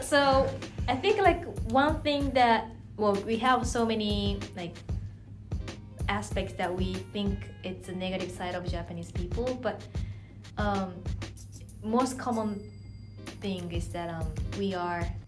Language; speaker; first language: English; non-native, fluent; Japanese